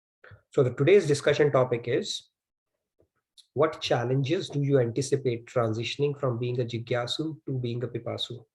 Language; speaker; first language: English; non-native, local second language; Hindi